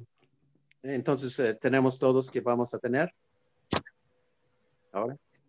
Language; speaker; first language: Spanish; non-native, fluent; English